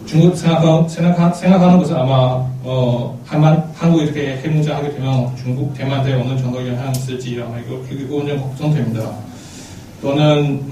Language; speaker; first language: Korean; non-native, fluent; Chinese